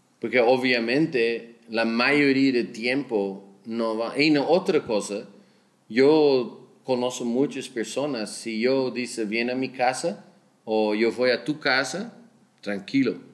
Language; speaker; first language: Spanish; non-native, learner; Dutch